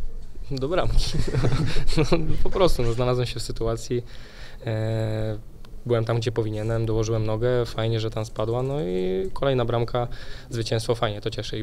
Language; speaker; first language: Polish; native; Polish